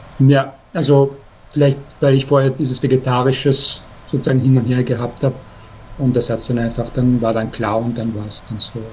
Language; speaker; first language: German; early bilingual, other home language; Persian